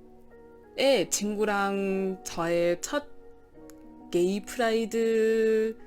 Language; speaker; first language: Korean; non-native, learner; English